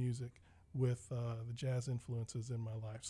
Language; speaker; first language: English; native; English